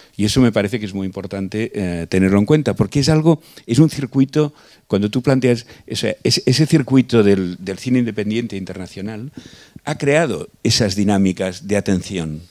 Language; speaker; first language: Spanish; non-native, local second language; Catalan